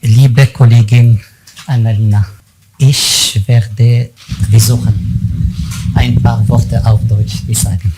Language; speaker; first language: German; non-native, learner; Arabic